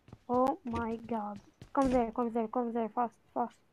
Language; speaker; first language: English; non-native, learner; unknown